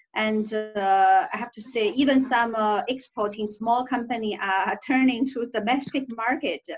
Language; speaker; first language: English; non-native, learner; Chinese